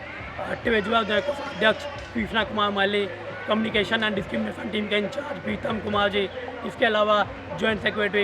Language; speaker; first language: Hindi; native; Hindi